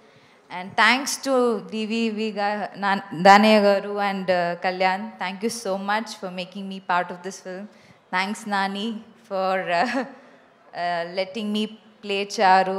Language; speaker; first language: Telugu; non-native, learner; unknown